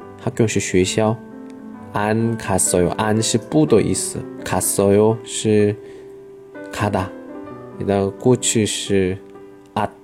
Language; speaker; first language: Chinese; non-native, learner; Korean